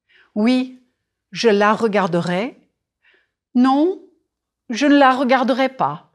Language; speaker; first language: French; non-native, fluent; English